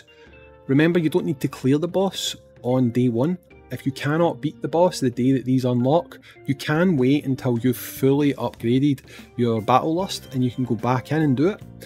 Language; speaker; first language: English; native; English